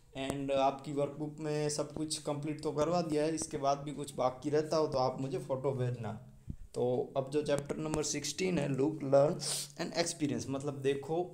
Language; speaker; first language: Hindi; native; Hindi